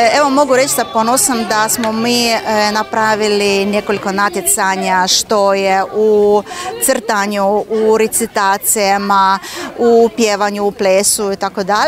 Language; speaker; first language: Croatian; non-native, fluent; Russian